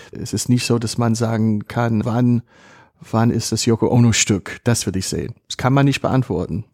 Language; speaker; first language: German; non-native, fluent; English